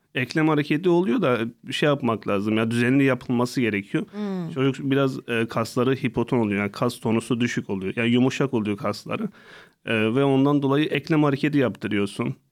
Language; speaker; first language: Turkish; non-native, local second language; Kurdish